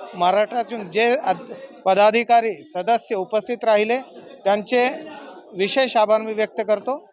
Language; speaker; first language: Marathi; native; Marathi